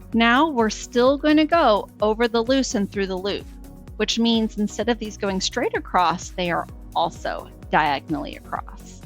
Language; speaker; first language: English; native; English